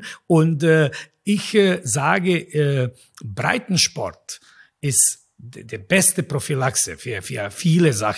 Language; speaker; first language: German; non-native, fluent; Croatian